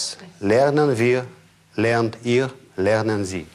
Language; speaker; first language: German; non-native, fluent; Russian